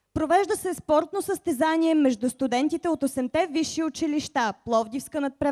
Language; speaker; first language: Bulgarian; native; Bulgarian